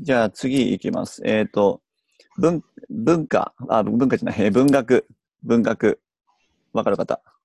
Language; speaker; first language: Japanese; native; Japanese